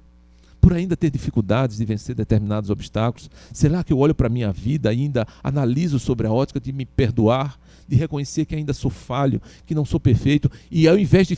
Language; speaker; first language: Portuguese; native; Portuguese